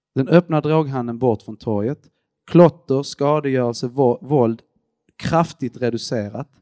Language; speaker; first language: Swedish; early bilingual, other home language; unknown